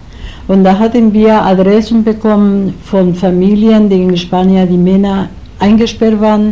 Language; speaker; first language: German; non-native, learner; Spanish